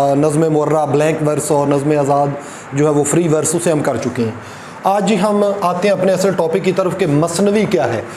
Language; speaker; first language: Urdu; non-native, local second language; Punjabi